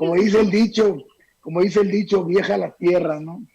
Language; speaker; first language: Spanish; early bilingual, heritage; Spanish